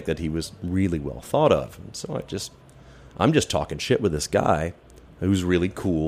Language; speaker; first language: English; native; English